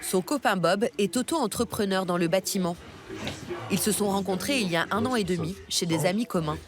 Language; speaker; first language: French; native; French